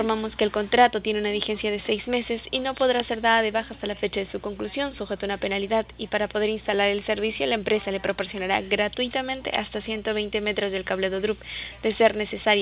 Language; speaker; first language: Spanish; native; Spanish